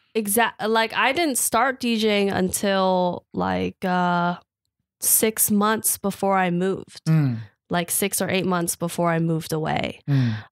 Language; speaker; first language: English; native; English